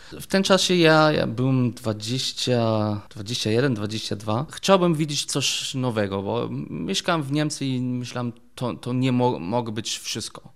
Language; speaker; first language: Polish; non-native, learner; German